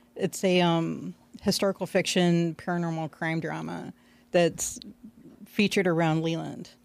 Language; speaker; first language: English; native; English